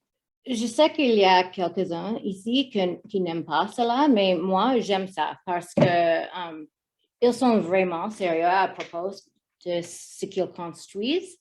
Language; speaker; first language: French; non-native, learner; English